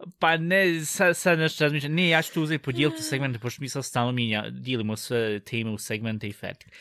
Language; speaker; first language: Bosnian; early bilingual, heritage; Bosnian